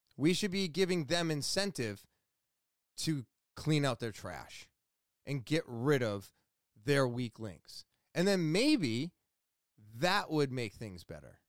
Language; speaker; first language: English; native; English